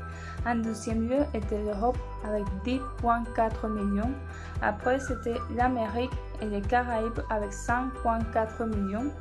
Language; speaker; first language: French; non-native, learner; Spanish